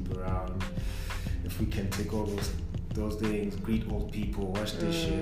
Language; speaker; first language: English; non-native, local second language; Zulu